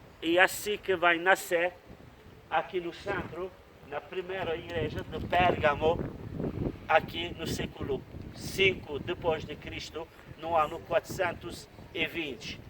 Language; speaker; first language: Portuguese; non-native, fluent; Turkish